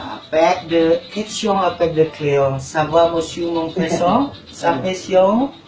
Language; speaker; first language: French; non-native, learner; Indonesian